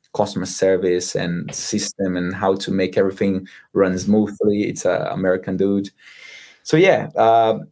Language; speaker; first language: English; non-native, fluent; Portuguese